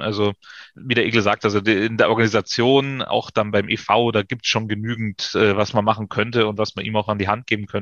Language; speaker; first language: German; native; German